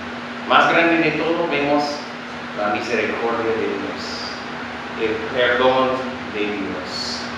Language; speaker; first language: Spanish; non-native, fluent; English